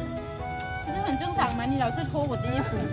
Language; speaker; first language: Chinese; non-native, fluent; Lao